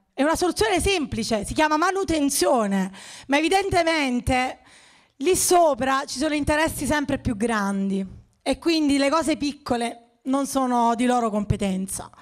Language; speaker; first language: Italian; native; Italian